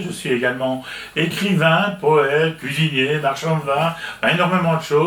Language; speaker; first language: French; native; French